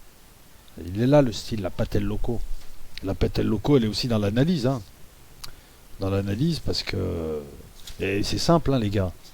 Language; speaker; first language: French; native; French